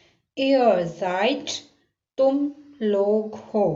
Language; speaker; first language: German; non-native, learner; Urdu